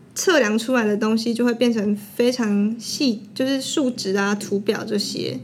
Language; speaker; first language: Chinese; native; Chinese